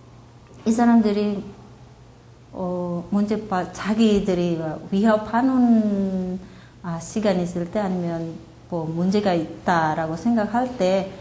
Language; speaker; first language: Korean; non-native, fluent; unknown